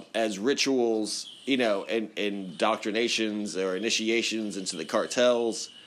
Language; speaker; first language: English; native; English